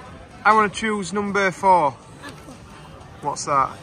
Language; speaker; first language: English; native; English